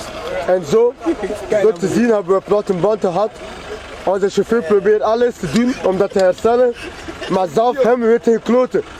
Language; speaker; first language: Dutch; non-native, fluent; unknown